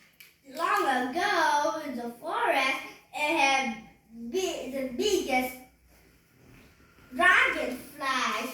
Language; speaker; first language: English; non-native, learner; Vietnamese